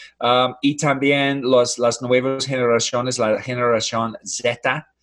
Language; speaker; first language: Spanish; non-native, fluent; English